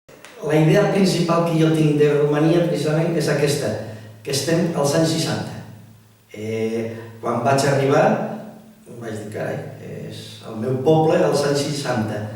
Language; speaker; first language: Catalan; non-native, local second language; Spanish